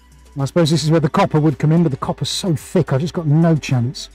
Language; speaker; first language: English; native; English